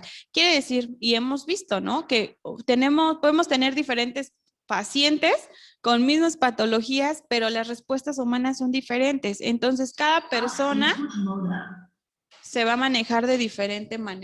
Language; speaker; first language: Spanish; native; Spanish